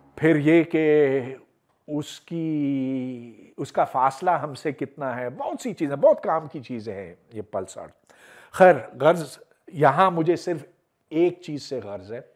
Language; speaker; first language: Urdu; native; Urdu